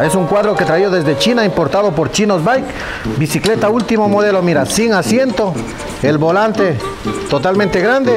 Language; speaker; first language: Spanish; native; Spanish